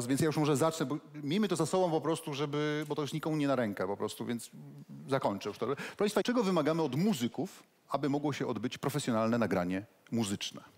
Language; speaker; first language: Polish; native; Polish